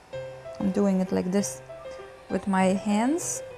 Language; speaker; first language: English; non-native, fluent; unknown